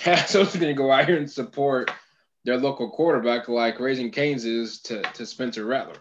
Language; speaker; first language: English; native; English